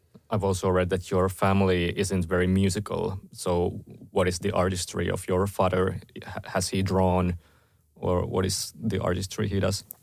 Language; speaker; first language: English; non-native, fluent; Finnish